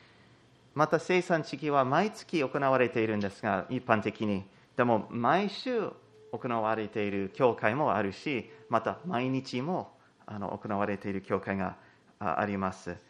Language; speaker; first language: Japanese; non-native, fluent; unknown